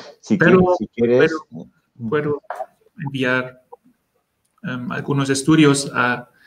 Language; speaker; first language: Spanish; non-native, learner; German